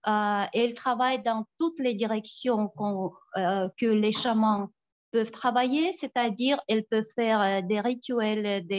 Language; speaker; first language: French; non-native, fluent; Tuvinian